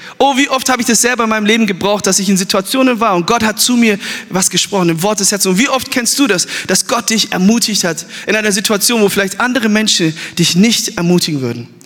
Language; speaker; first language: German; early bilingual, other home language; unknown